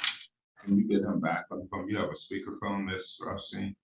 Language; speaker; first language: English; native; English